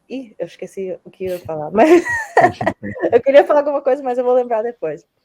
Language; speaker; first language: Portuguese; early bilingual, heritage; Portuguese